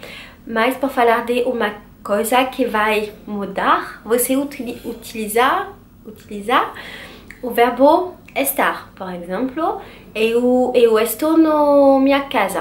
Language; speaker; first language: Portuguese; non-native, learner; French